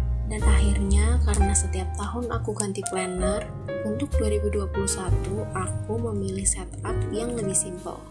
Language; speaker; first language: Indonesian; native; Indonesian